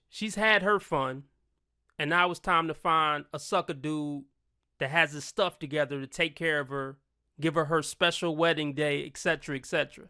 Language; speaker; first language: English; native; English